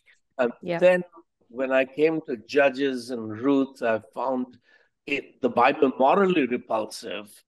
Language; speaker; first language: English; non-native, local second language; Hindi